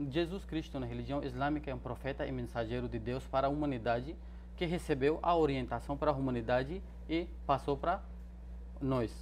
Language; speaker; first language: Portuguese; non-native, fluent; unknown